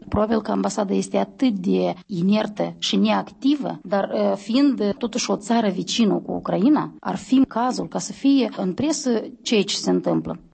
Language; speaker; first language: Romanian; native; Romanian